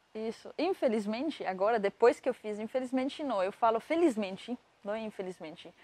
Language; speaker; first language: Portuguese; non-native, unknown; Arabic